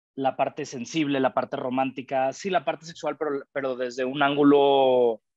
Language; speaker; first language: Spanish; native; Spanish